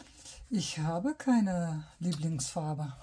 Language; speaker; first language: German; non-native, learner; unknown